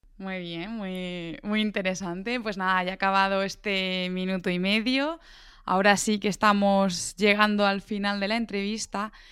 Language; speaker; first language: Spanish; native; Spanish